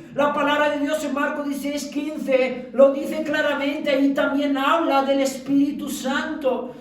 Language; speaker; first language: Spanish; early bilingual, other home language; Romanian